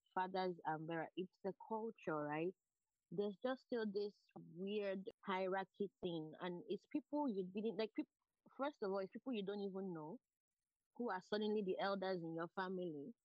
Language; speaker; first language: English; non-native, local second language; Igbo